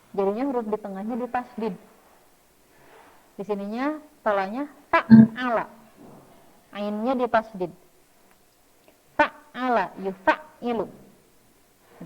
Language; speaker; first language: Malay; non-native, local second language; Sundanese